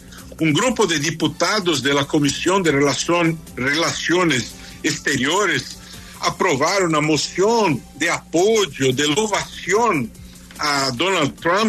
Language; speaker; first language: Spanish; non-native, fluent; Portuguese